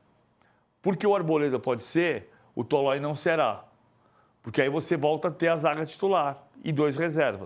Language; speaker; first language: Portuguese; native; Portuguese